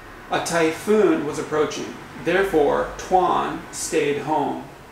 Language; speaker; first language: English; non-native, fluent; Japanese